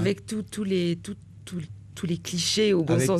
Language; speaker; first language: French; native; French